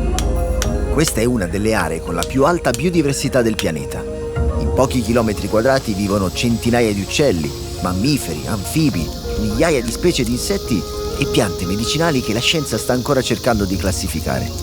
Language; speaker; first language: Italian; native; Italian